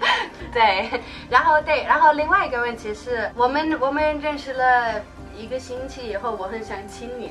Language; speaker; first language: Chinese; non-native, fluent; Danish